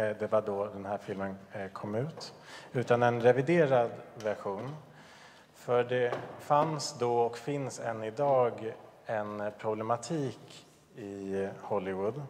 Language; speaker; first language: Swedish; native; Swedish